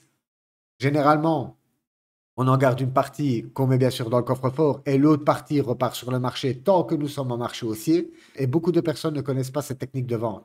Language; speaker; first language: French; native; French